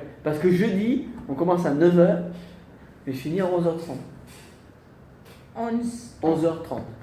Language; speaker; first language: French; non-native, fluent; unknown